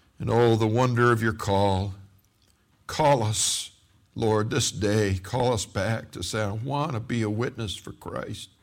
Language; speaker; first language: English; native; English